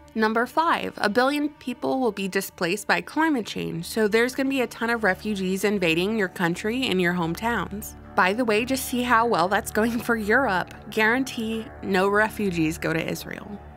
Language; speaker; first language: English; native; English